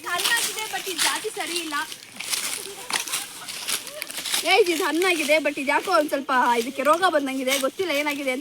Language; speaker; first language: Kannada; native; Kannada